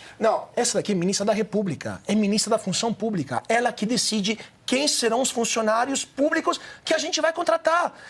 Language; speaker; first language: Portuguese; non-native, fluent; Italian